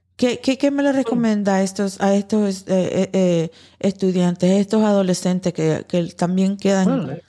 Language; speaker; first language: Spanish; early bilingual, heritage; Spanish